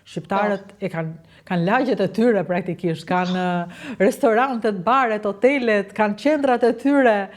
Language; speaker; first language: Albanian; native; Albanian